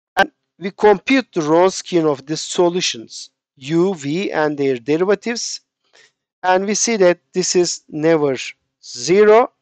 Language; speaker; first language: English; non-native, fluent; Turkish